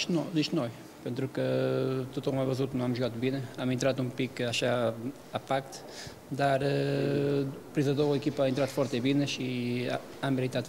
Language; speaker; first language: Romanian; non-native, learner; Portuguese